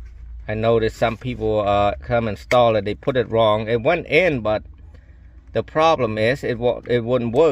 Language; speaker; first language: English; non-native, local second language; Khmer